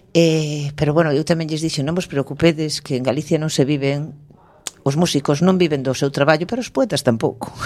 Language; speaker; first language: Galician; native; Galician